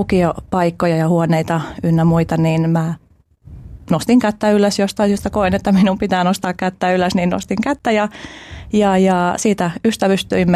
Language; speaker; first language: Finnish; early bilingual, other home language; Albanian